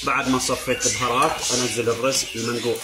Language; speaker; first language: Arabic; native; Arabic